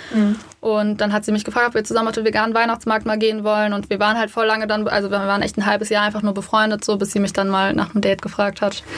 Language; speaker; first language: German; native; German